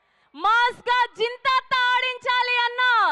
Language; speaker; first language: Telugu; native; Telugu